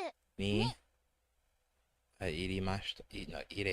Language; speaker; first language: Japanese; non-native, learner; English